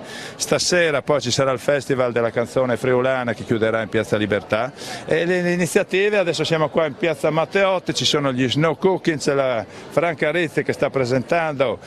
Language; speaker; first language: Italian; native; Italian